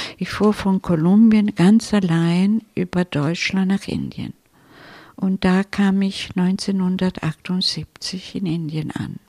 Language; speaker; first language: German; non-native, fluent; Italian